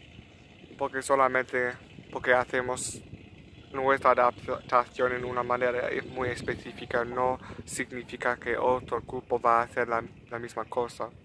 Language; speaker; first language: Spanish; non-native, learner; English